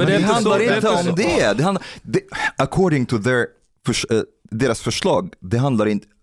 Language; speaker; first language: Swedish; non-native, fluent; Arabic